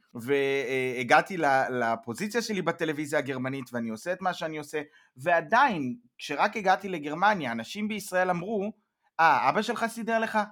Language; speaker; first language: Hebrew; native; Hebrew